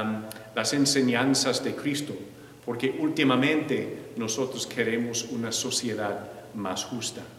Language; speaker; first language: Spanish; non-native, fluent; English